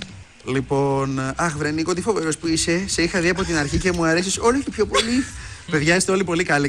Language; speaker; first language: Greek; native; Greek